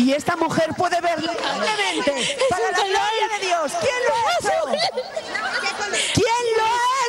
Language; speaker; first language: Spanish; native; Spanish